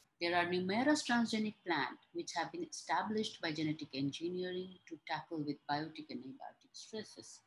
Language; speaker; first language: English; non-native, local second language; Hindi